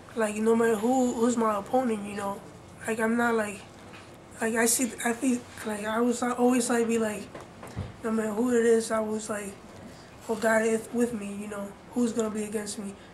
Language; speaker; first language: English; early bilingual, other home language; Spanish